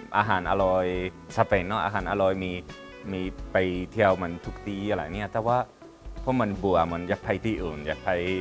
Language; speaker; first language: Thai; non-native, learner; Spanish